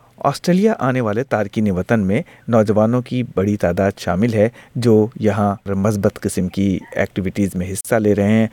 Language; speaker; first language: Urdu; native; Urdu